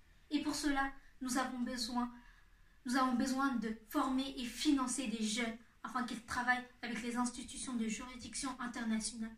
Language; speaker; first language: French; early bilingual, other home language; Tamil